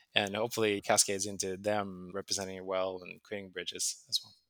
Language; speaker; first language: English; non-native, fluent; Swedish